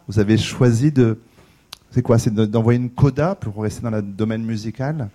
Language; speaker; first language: French; native; French